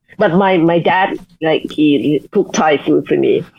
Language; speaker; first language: English; non-native, learner; Thai